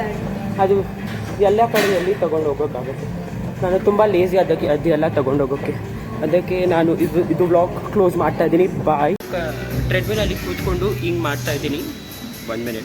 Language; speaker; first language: Kannada; non-native, learner; Marathi